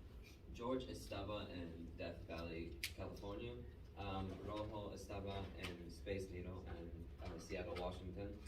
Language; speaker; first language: Spanish; non-native, learner; English